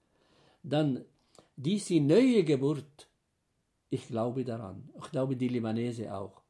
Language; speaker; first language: German; non-native, fluent; Arabic